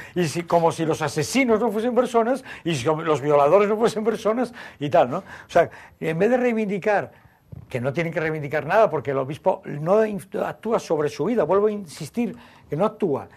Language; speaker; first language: Spanish; native; Spanish